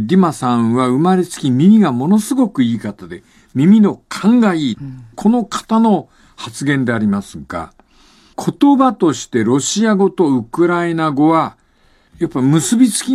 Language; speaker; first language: Japanese; native; Japanese